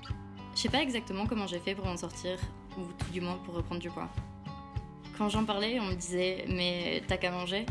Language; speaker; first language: French; native; French